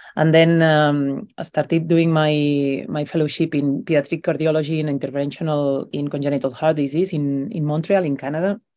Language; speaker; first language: English; non-native, fluent; Spanish